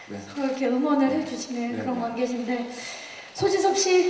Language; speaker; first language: Korean; native; Korean